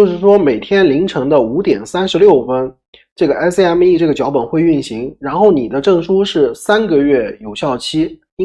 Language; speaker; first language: Chinese; native; Chinese